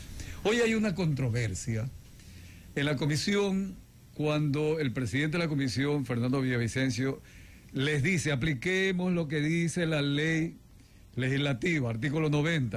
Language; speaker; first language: Spanish; native; Spanish